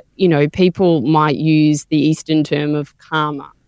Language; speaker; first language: English; native; English